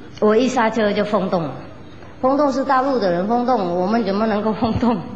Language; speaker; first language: Chinese; non-native, fluent; Vietnamese